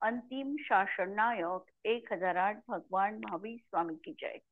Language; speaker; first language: Hindi; non-native, local second language; Marathi